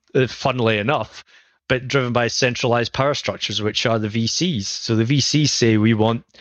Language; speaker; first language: English; native; English